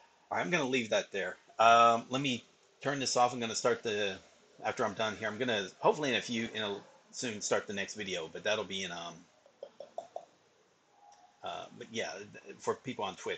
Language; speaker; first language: English; native; English